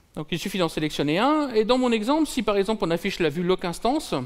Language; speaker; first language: French; native; French